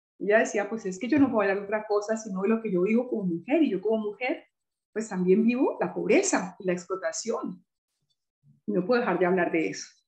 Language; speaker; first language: Spanish; native; Spanish